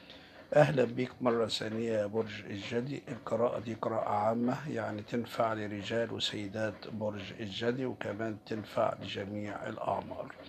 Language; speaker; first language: Arabic; native; Arabic